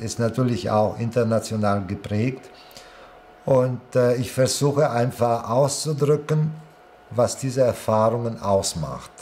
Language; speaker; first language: German; non-native, fluent; Italian